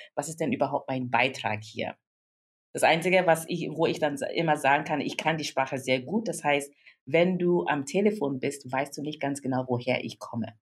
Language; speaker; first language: German; non-native, fluent; Yoruba